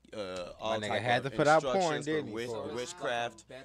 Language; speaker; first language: English; native; English